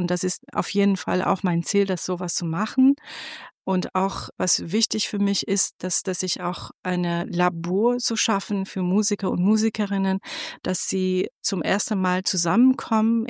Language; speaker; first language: German; non-native, fluent; Persian